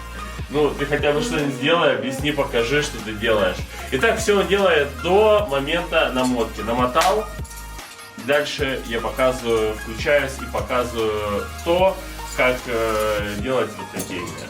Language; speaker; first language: Russian; native; Russian